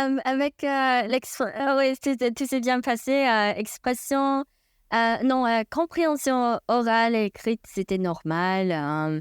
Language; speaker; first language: French; non-native, fluent; Chinese